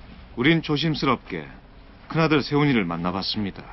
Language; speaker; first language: Korean; native; Korean